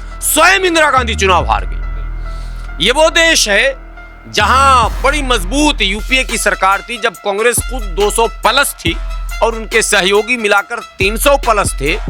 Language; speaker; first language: Hindi; native; Hindi